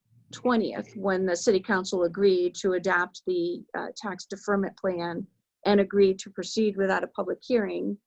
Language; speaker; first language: English; native; English